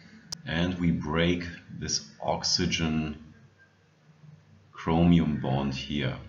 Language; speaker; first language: English; non-native, fluent; German